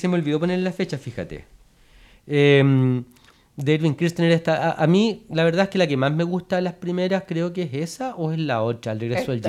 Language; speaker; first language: Spanish; native; Spanish